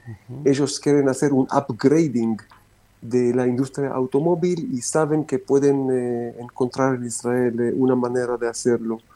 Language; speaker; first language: Spanish; non-native, fluent; Romanian